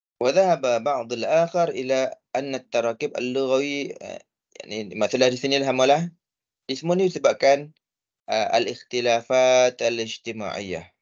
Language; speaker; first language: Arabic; non-native, fluent; Malay